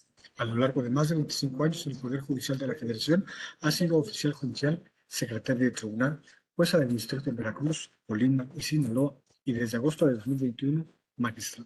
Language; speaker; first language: Spanish; native; Spanish